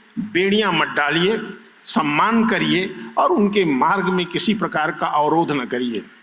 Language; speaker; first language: Hindi; native; Hindi